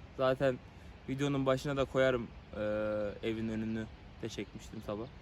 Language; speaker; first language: Turkish; native; Turkish